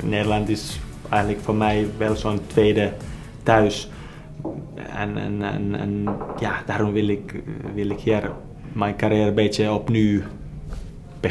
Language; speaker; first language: Dutch; non-native, fluent; Finnish